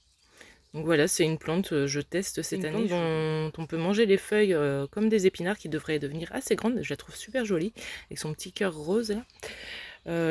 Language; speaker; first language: French; native; French